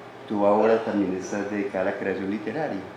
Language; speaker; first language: Spanish; native; Spanish